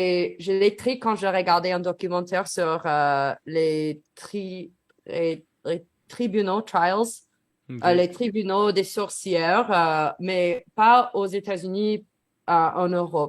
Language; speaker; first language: French; non-native, learner; English